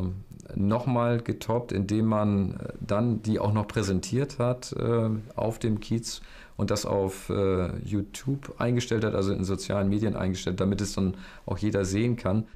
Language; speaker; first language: German; native; German